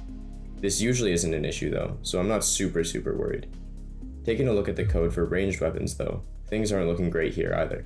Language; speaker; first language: English; native; English